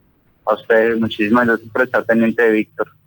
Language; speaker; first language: Spanish; native; Spanish